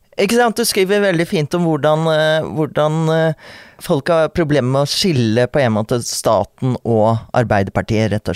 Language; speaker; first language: Norwegian; native; Norwegian